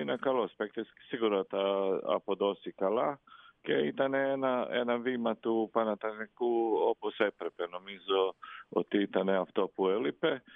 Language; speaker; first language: Greek; non-native, fluent; Croatian